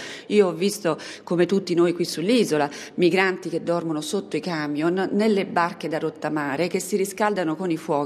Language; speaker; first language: Italian; native; Italian